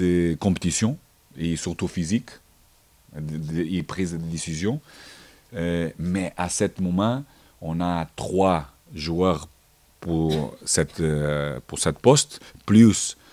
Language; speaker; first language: French; non-native, fluent; Portuguese